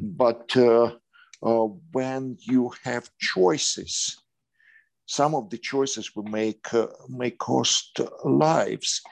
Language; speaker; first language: English; non-native, fluent; Ukrainian